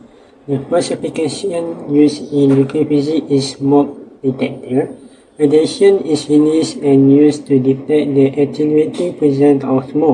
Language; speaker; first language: English; non-native, learner; Malay